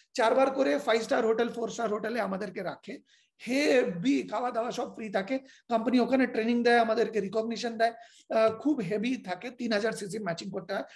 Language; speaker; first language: Bangla; non-native, fluent; Hindi